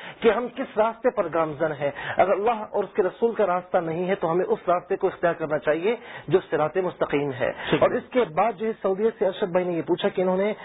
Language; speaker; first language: Urdu; native; Urdu